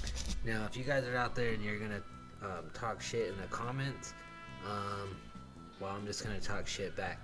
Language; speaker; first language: English; native; English